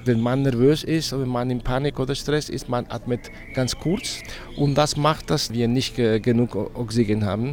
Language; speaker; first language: German; non-native, fluent; Spanish